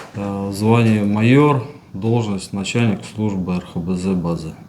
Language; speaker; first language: Russian; native; Russian